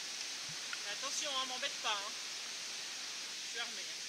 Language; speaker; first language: French; native; French